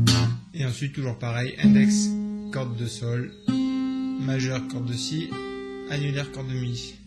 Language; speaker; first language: French; native; French